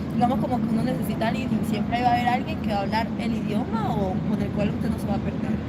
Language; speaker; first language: Spanish; native; Spanish